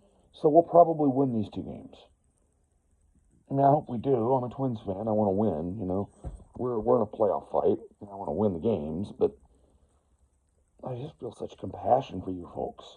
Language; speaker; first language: English; native; English